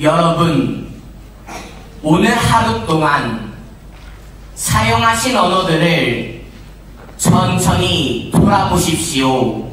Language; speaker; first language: Korean; native; Korean